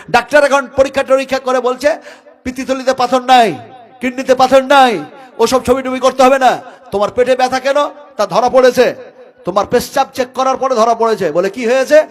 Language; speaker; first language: Bangla; non-native, local second language; Hindi